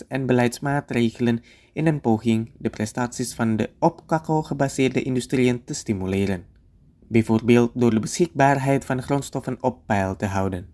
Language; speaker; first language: Dutch; non-native, fluent; Indonesian